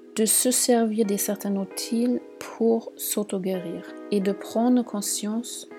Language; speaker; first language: French; non-native, fluent; German